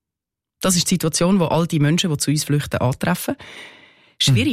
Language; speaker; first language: German; native; German